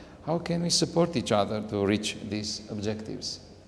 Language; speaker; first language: English; non-native, fluent; Romanian